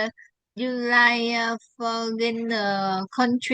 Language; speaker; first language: English; non-native, learner; Vietnamese